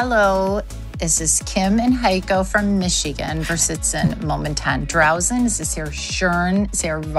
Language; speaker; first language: German; non-native, learner; English